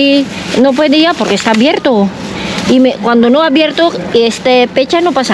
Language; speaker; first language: Spanish; non-native, learner; Filipino